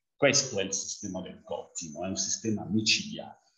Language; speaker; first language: Italian; non-native, fluent; French